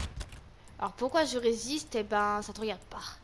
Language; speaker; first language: French; native; French